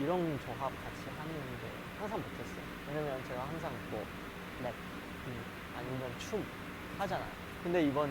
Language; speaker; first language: Korean; non-native, learner; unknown